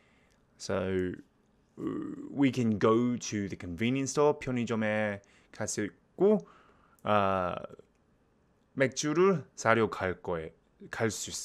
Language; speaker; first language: Korean; non-native, learner; English